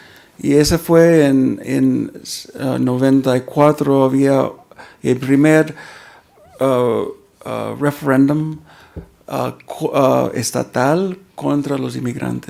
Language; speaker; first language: Spanish; early bilingual, heritage; Spanish